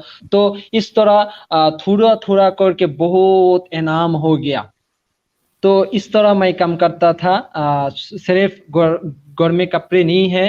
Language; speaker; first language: Hindi; non-native, learner; Bangla